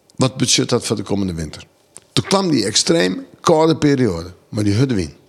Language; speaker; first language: Dutch; non-native, local second language; Western Frisian